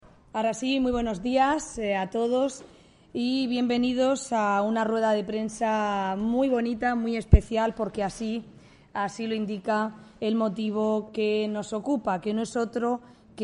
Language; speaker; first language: Spanish; native; Spanish